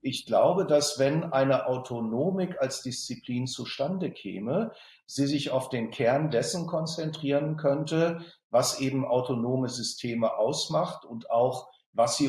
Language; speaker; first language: German; native; German